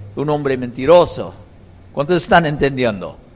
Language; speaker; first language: Spanish; non-native, fluent; English